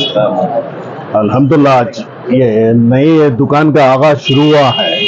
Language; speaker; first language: Urdu; native; Urdu